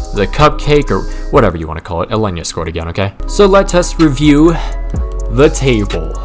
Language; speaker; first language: English; native; English